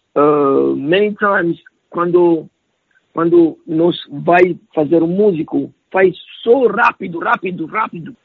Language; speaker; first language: Portuguese; non-native, learner; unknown